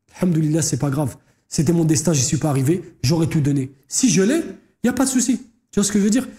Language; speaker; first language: French; native; French